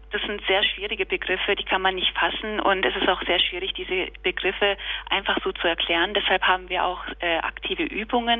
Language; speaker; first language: German; early bilingual, other home language; Turkish